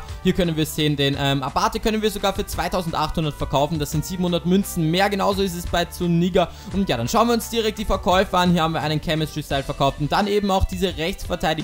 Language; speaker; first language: German; native; German